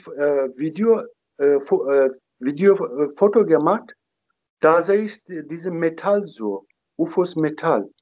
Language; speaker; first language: German; non-native, learner; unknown